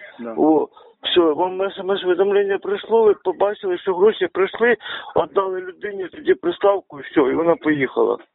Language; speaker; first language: Ukrainian; non-native, local second language; Russian